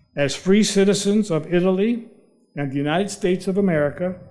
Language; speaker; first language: English; native; English